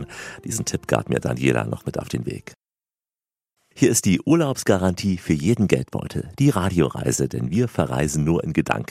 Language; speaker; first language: German; native; German